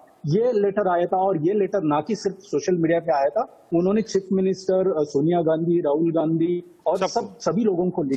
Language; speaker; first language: Hindi; native; Hindi